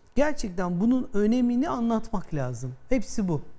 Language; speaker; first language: Turkish; native; Turkish